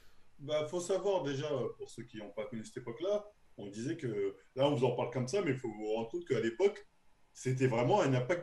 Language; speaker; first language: French; native; French